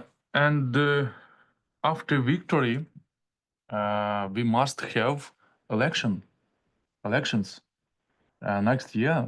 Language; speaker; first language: English; non-native, learner; Ukrainian